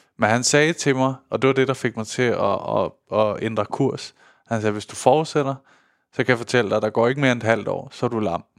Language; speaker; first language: Danish; early bilingual, other home language; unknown